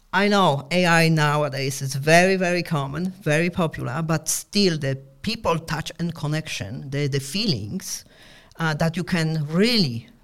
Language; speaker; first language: English; non-native, fluent; Polish